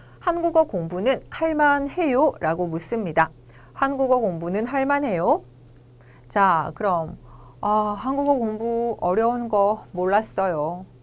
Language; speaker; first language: Korean; native; Korean